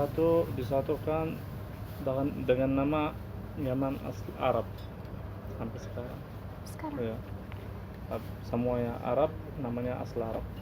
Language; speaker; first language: Indonesian; non-native, learner; Arabic